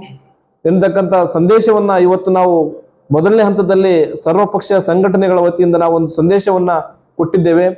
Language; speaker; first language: Kannada; native; Kannada